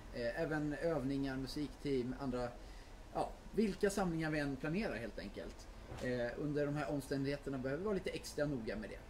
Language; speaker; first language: Swedish; native; Swedish